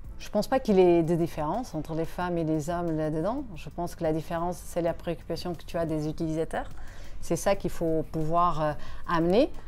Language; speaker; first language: French; non-native, fluent; Portuguese